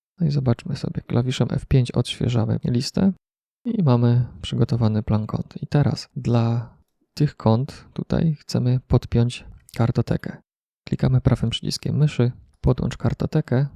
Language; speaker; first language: Polish; native; Polish